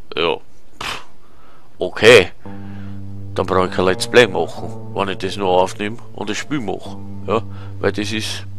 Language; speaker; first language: German; native; German